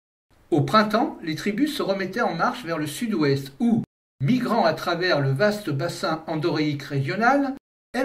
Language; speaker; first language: French; native; French